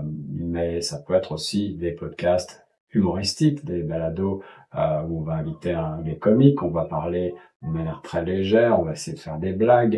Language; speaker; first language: French; native; French